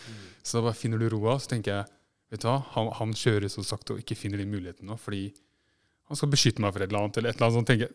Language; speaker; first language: Norwegian; native; Norwegian